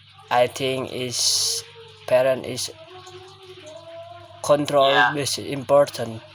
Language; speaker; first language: English; non-native, learner; Indonesian